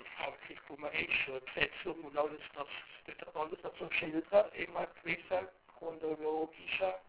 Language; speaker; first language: German; non-native, local second language; French